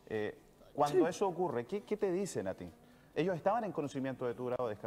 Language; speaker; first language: Spanish; native; Spanish